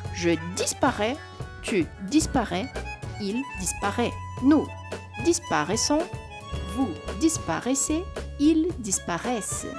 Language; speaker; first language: French; non-native, fluent; Portuguese